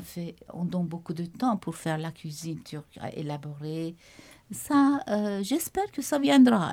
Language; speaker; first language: French; non-native, fluent; Turkish